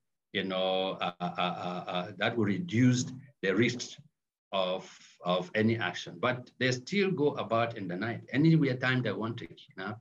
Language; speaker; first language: English; non-native, local second language; Hausa